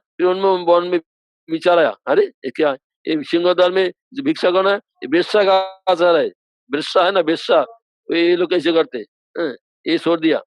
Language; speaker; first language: Hindi; non-native, local second language; Bangla